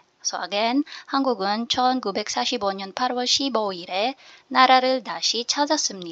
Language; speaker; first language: Korean; non-native, learner; Filipino